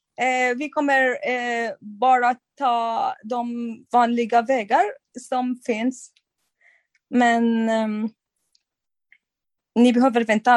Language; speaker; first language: Swedish; non-native, fluent; Arabic